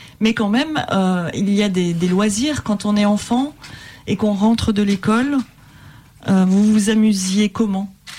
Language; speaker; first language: French; native; French